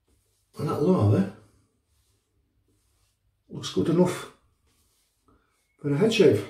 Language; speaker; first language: English; native; English